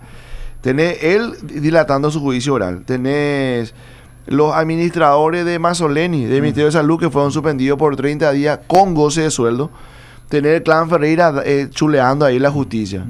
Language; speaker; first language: Spanish; native; Spanish